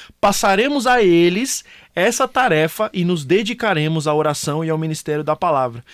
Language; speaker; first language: Portuguese; native; Portuguese